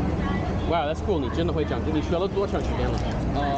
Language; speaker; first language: Chinese; non-native, fluent; English